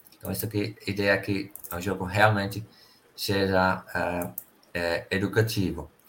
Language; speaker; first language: Portuguese; non-native, fluent; Finnish